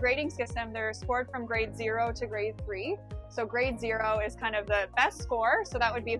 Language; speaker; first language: English; native; English